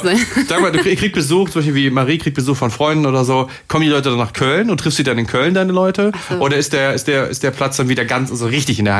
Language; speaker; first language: German; native; German